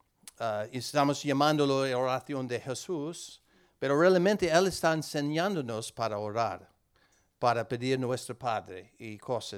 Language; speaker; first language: Spanish; non-native, learner; English